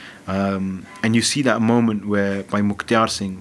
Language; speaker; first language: English; early bilingual, other home language; Punjabi